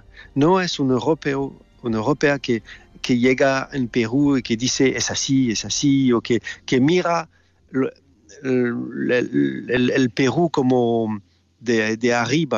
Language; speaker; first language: Spanish; non-native, learner; French